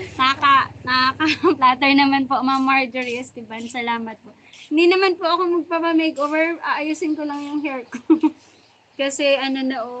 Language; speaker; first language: Filipino; non-native, local second language; Bikol